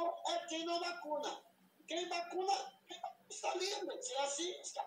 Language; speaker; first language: Spanish; non-native, learner; Portuguese